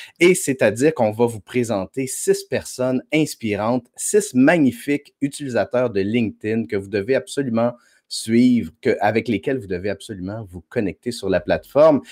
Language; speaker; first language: French; native; French